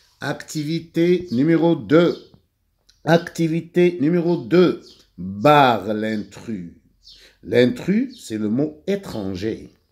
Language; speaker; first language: French; non-native, local second language; Arabic